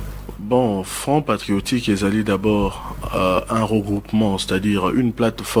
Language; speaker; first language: French; non-native, local second language; Lingala